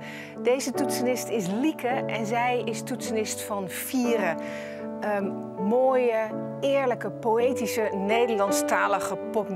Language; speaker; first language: Dutch; native; Dutch